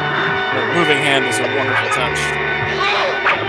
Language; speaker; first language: English; native; English